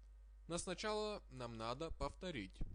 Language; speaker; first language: Russian; non-native, fluent; Lithuanian